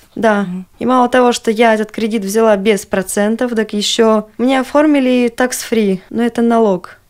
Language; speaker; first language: Russian; native; Russian